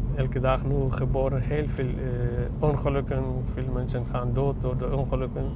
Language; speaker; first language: Dutch; non-native, learner; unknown